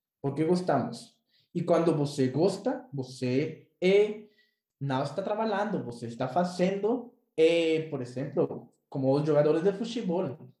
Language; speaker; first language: Portuguese; non-native, learner; Spanish